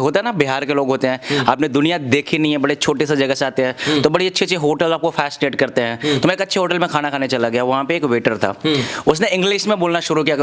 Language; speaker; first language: Hindi; native; Hindi